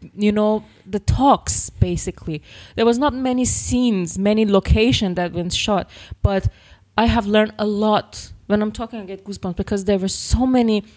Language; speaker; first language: English; non-native, fluent; Persian